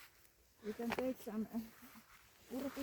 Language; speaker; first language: English; non-native, learner; Finnish